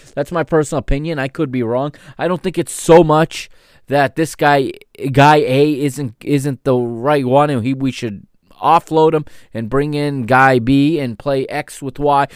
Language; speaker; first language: English; native; English